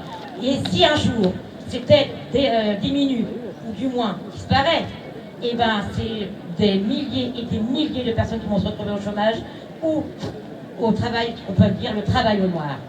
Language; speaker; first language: French; native; French